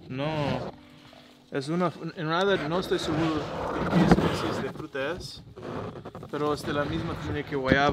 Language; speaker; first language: Spanish; non-native, learner; English